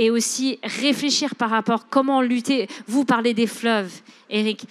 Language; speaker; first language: French; non-native, local second language; English